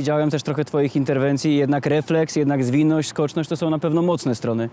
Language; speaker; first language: Polish; native; Polish